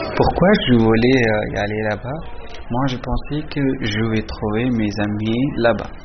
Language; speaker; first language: French; non-native, learner; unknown